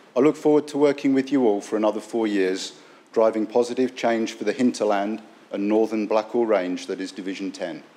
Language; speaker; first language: English; native; English